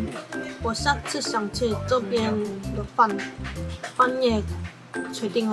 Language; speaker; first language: Chinese; non-native, learner; Korean